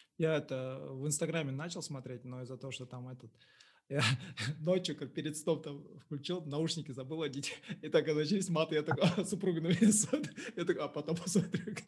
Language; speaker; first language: Russian; non-native, local second language; Kazakh